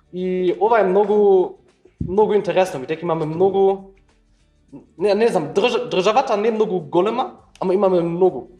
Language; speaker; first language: Macedonian; non-native, learner; German